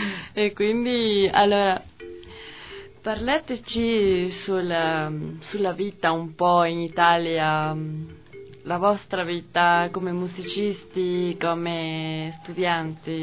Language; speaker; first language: Italian; non-native, learner; Spanish